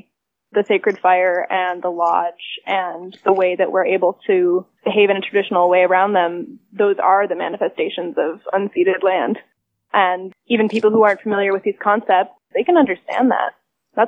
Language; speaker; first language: English; native; English